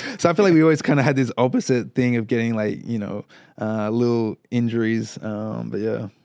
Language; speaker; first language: English; native; English